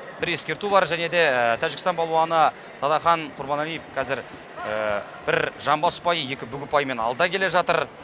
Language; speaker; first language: Kazakh; native; Kazakh